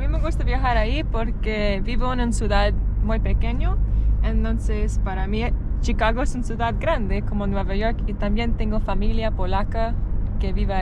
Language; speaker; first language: Spanish; non-native, learner; English